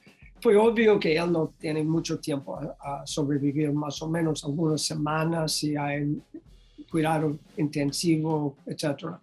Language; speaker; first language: Spanish; non-native, learner; English